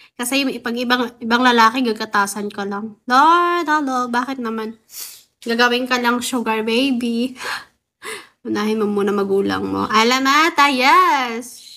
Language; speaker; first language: Filipino; non-native, local second language; Waray